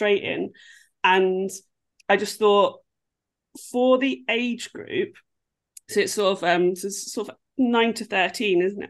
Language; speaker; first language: English; native; English